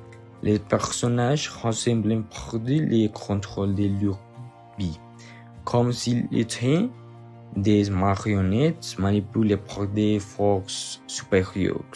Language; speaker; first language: French; non-native, learner; Spanish